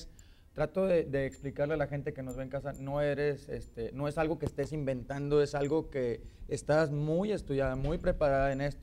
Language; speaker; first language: Spanish; native; Spanish